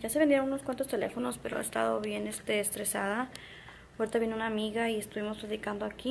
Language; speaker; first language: Spanish; early bilingual, heritage; Spanish